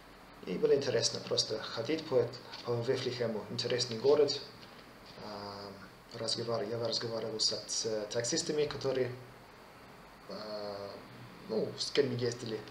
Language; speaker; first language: Russian; non-native, fluent; English